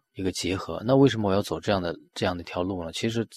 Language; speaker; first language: Chinese; non-native, local second language; Mongolian